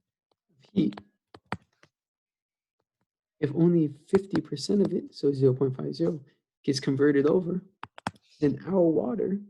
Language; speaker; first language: English; native; English